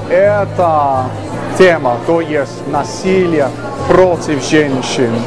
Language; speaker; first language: Russian; non-native, learner; English